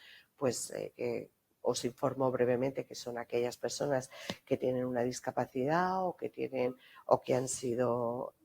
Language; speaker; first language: Spanish; native; Spanish